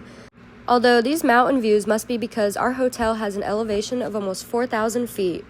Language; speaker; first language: English; native; English